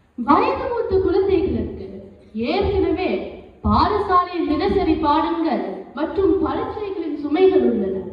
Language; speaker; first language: Tamil; early bilingual, heritage; Tamil